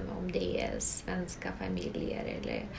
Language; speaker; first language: Swedish; non-native, fluent; Russian